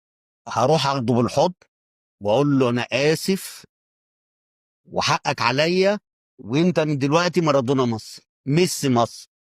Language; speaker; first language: Arabic; native; Arabic